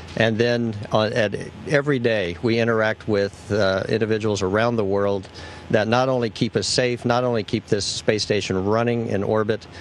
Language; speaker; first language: English; native; English